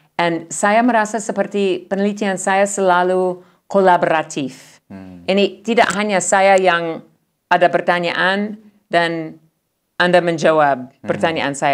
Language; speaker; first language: Indonesian; non-native, learner; English